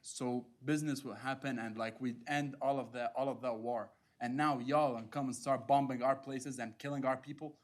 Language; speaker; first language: English; non-native, fluent; Arabic